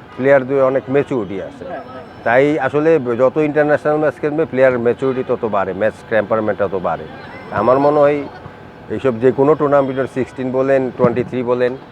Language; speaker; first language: Bangla; native; Bangla